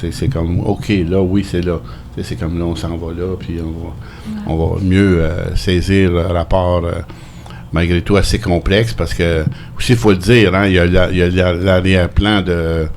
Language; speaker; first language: French; native; French